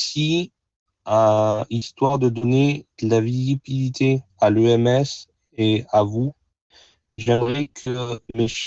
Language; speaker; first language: French; native; French